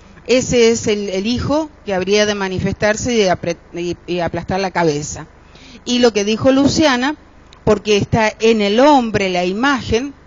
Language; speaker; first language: Spanish; native; Spanish